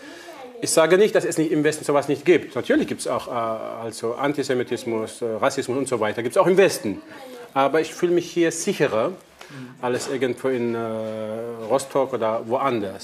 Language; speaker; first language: German; non-native, fluent; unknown